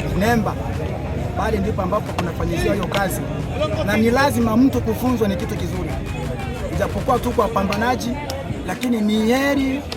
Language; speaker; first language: Swahili; native; Swahili